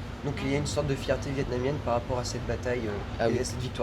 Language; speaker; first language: French; native; French